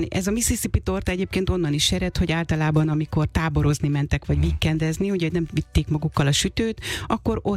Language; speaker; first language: Hungarian; native; Hungarian